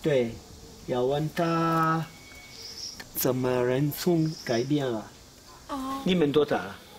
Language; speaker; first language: Chinese; non-native, learner; Italian